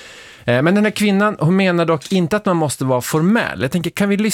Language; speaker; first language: Swedish; native; Swedish